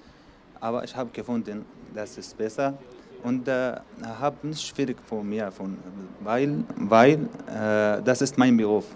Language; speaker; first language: German; non-native, learner; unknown